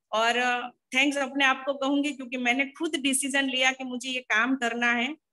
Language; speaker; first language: Hindi; non-native, local second language; Gujarati